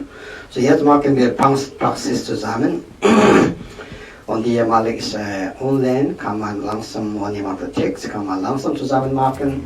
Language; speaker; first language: German; non-native, learner; Tibetan